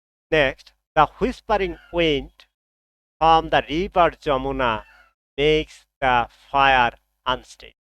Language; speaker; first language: English; non-native, local second language; Bangla